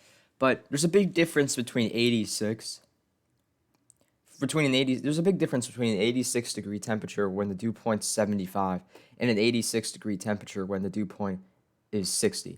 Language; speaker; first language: English; native; English